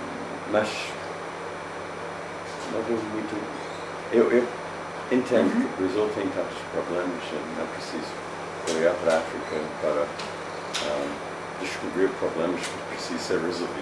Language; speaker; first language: Portuguese; non-native, fluent; English